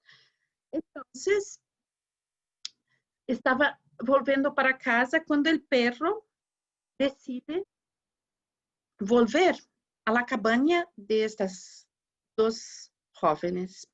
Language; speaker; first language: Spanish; non-native, learner; Portuguese